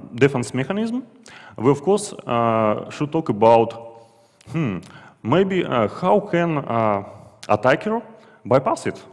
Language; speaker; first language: English; non-native, fluent; Russian